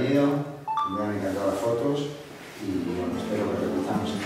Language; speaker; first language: Spanish; native; Spanish